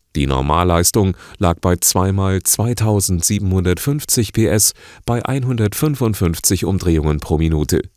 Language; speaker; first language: German; native; German